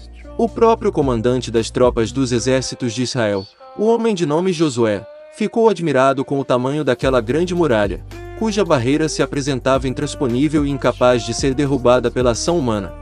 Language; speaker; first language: Portuguese; native; Portuguese